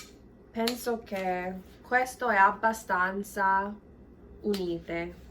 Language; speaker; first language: Italian; non-native, learner; English